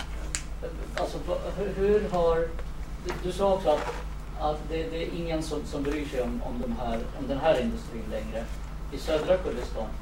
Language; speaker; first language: Swedish; non-native, fluent; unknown